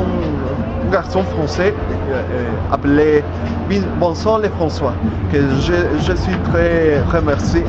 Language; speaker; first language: French; non-native, learner; Spanish